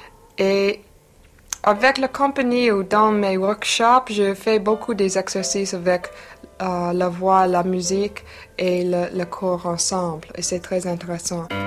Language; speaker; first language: French; non-native, learner; English